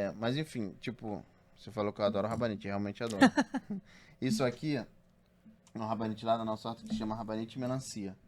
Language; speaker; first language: Portuguese; native; Portuguese